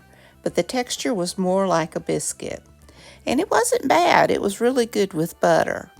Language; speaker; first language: English; native; English